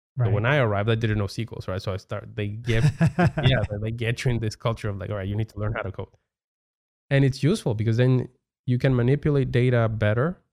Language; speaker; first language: English; non-native, fluent; Spanish